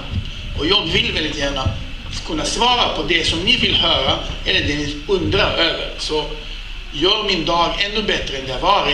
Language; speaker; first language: Swedish; non-native, fluent; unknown